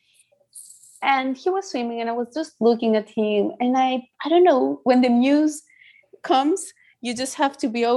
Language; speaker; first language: English; non-native, fluent; Greek